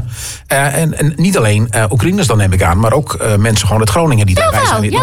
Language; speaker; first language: Dutch; native; Dutch